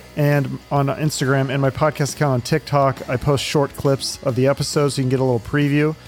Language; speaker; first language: English; native; English